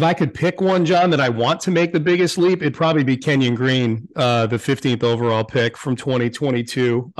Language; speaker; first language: English; native; English